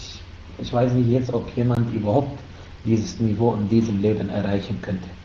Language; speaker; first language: German; non-native, fluent; Arabic